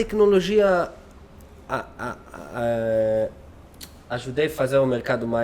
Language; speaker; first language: Portuguese; non-native, learner; Hebrew